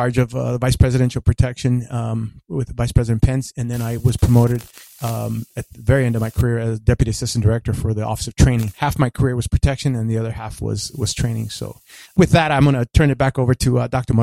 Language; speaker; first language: English; early bilingual, other home language; Spanish